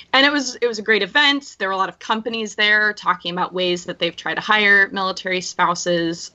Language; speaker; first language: English; native; English